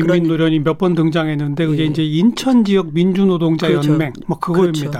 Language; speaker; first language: Korean; native; Korean